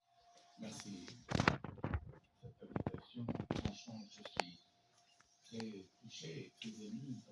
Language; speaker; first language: French; non-native, local second language; Arabic